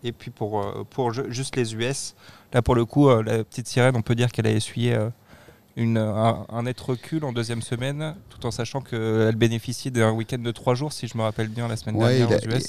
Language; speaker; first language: French; native; French